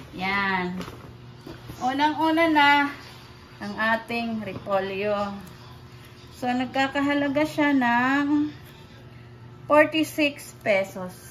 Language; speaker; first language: Filipino; non-native, local second language; Cebuano